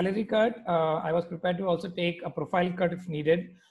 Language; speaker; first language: English; non-native, local second language; Hindi